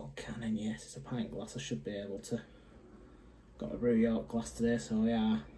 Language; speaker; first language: English; native; English